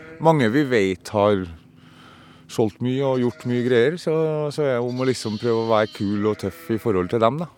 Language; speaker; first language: Norwegian; native; Norwegian